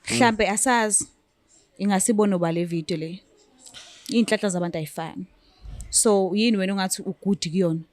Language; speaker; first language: Zulu; native; Zulu